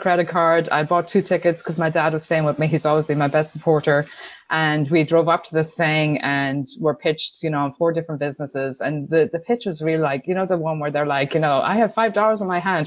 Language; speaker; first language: English; native; English